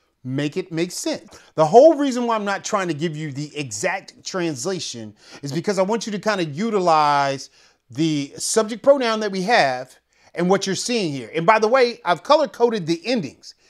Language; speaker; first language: English; native; English